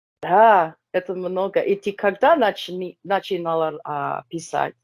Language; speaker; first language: Russian; non-native, learner; English